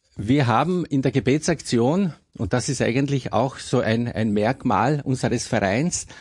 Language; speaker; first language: German; non-native, local second language; Slovenian